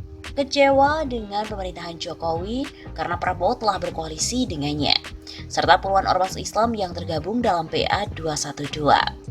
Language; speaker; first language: Indonesian; native; Indonesian